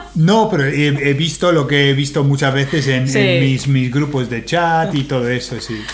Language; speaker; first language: Spanish; non-native, fluent; English